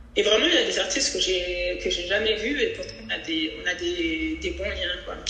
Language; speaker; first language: French; native; French